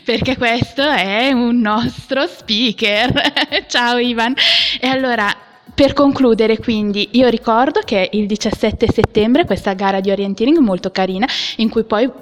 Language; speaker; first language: Italian; native; Italian